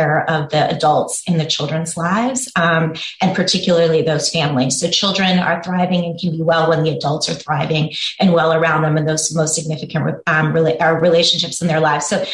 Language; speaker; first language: English; native; English